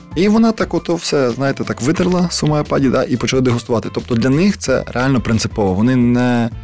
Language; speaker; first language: Ukrainian; non-native, local second language; Russian